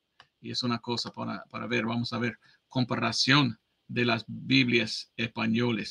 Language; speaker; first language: Spanish; non-native, fluent; English